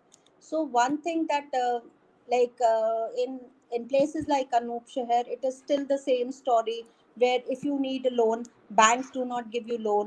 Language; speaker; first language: English; non-native, local second language; Hindi